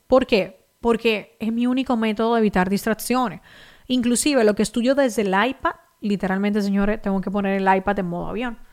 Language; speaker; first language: Spanish; native; Spanish